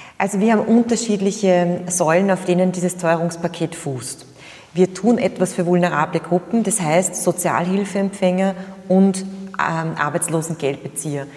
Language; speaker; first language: German; native; German